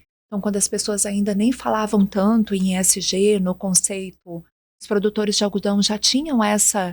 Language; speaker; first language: Portuguese; native; Portuguese